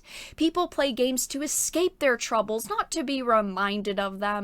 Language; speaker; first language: English; native; English